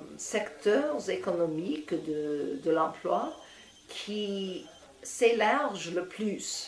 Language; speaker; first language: French; non-native, fluent; English